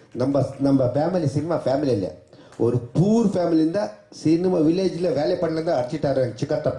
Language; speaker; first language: Tamil; non-native, learner; Kannada